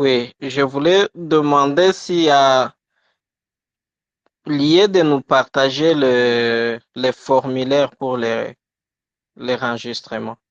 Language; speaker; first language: French; non-native, local second language; Luba-Lulua